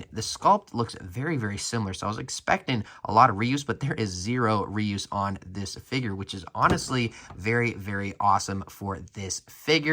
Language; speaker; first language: English; native; English